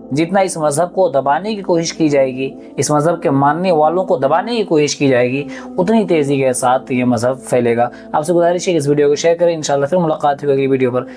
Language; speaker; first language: Urdu; native; Urdu